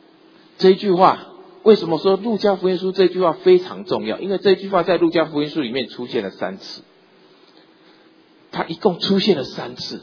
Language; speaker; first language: Chinese; native; Chinese